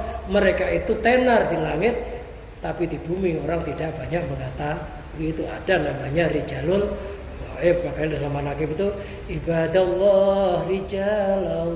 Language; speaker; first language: Indonesian; native; Indonesian